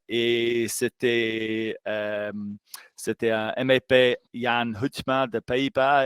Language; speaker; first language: French; non-native, fluent; English